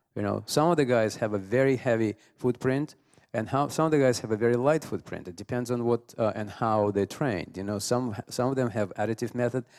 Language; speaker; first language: English; non-native, fluent; Russian